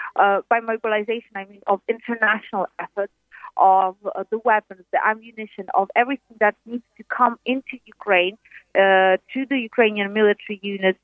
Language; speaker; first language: English; non-native, fluent; Ukrainian